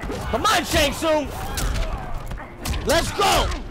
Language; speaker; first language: English; early bilingual, other home language; Spanish